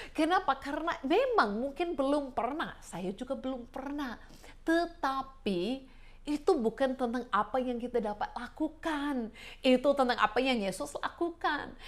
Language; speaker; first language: Indonesian; non-native, fluent; English